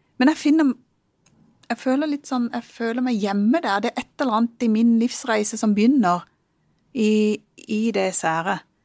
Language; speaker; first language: Norwegian; early bilingual, other home language; Punjabi